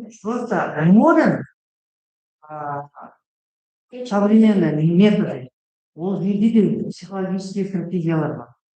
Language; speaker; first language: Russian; non-native, local second language; Kazakh